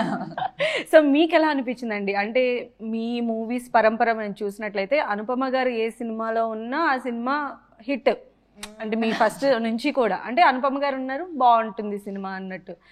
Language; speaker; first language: Telugu; native; Telugu